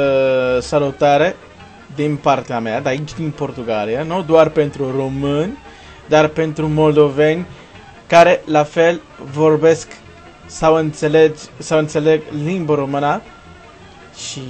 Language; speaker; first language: Romanian; non-native, learner; Portuguese